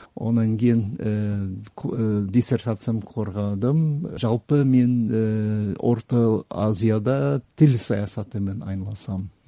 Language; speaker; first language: Kyrgyz; non-native, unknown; English